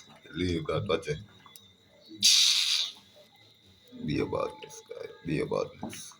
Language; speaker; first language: English; non-native, local second language; Jamaican Creole English